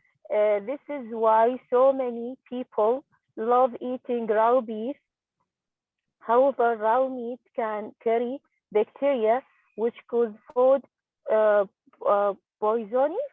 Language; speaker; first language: English; non-native, learner; Arabic